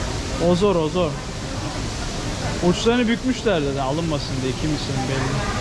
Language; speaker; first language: Turkish; native; Turkish